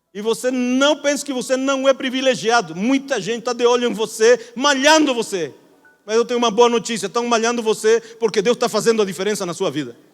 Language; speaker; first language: Portuguese; non-native, fluent; Spanish